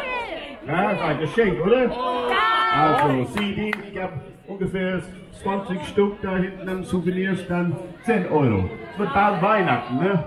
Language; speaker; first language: German; non-native, learner; English